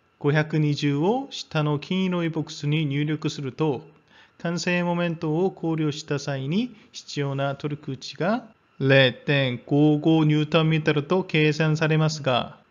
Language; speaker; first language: Japanese; non-native, fluent; Korean